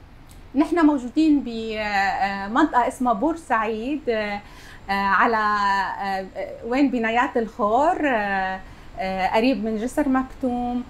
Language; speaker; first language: Arabic; native; Arabic